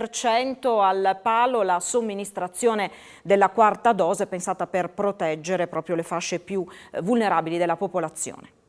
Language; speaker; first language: Italian; native; Italian